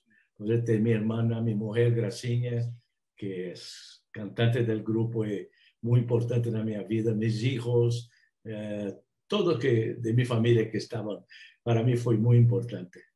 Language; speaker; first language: Spanish; non-native, fluent; Portuguese